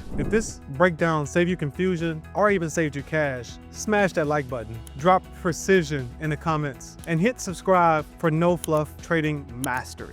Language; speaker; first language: English; native; English